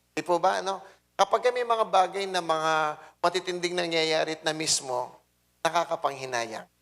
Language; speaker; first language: Filipino; non-native, local second language; Pampanga